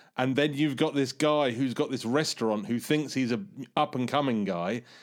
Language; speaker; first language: English; early bilingual, other home language; Hindi